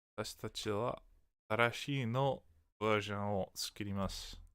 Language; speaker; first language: Japanese; non-native, learner; English